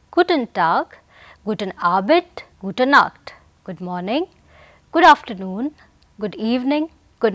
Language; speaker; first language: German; non-native, fluent; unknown